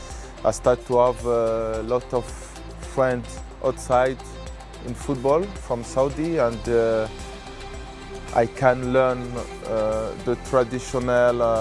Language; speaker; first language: English; non-native, learner; French